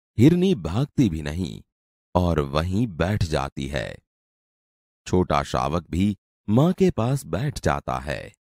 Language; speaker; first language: Hindi; non-native, local second language; Gujarati